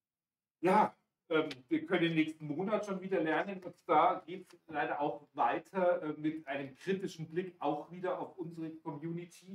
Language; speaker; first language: German; native; German